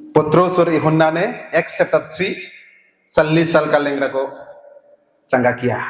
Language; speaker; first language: Hindi; non-native, local second language; Assamese